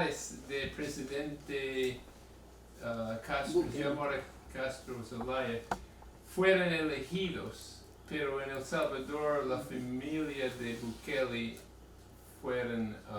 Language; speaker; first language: Spanish; non-native, fluent; English